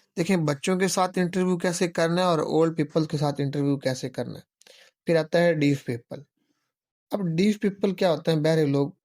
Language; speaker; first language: Urdu; non-native, local second language; Punjabi